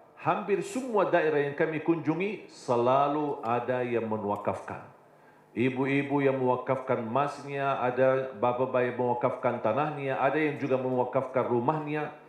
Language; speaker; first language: Indonesian; non-native, fluent; Arabic